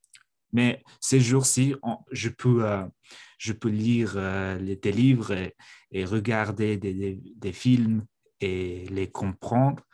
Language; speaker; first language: French; non-native, fluent; Mongolian